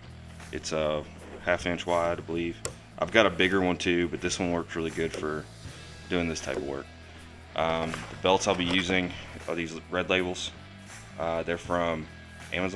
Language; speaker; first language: English; native; English